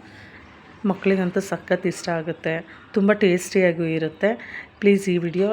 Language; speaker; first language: Kannada; native; Kannada